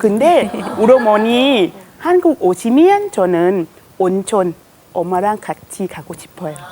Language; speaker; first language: Korean; non-native, learner; Thai